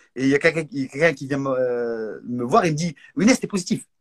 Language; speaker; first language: French; non-native, local second language; Arabic